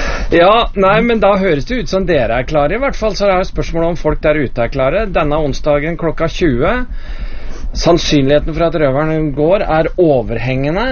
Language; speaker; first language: Norwegian; native; Norwegian